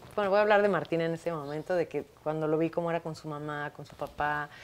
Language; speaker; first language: Spanish; native; Spanish